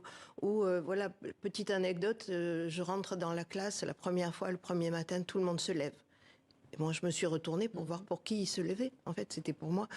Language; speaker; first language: French; native; French